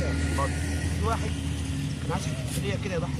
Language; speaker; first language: Arabic; native; Arabic